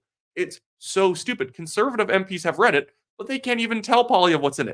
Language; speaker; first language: English; native; English